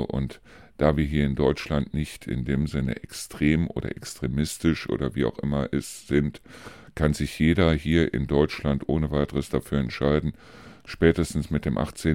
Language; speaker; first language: German; native; German